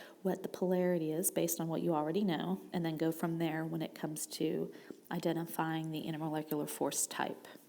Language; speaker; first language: English; native; English